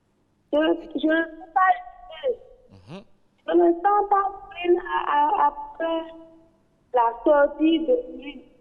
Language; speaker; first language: French; non-native, learner; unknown